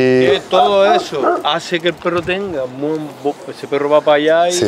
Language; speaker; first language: Spanish; native; Spanish